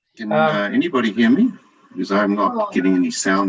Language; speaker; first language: English; native; English